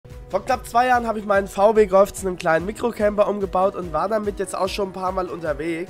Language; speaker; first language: German; native; German